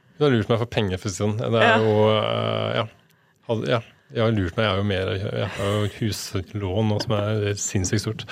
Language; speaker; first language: Norwegian; native; Norwegian